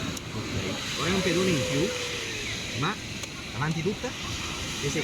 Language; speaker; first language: Italian; native; Italian